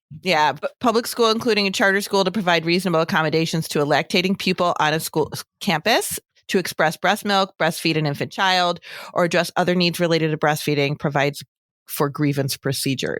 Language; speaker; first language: English; native; English